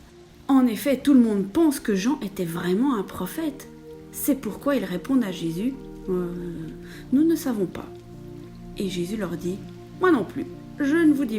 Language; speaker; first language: French; native; French